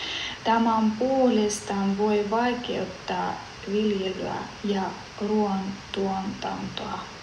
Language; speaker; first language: Finnish; non-native, learner; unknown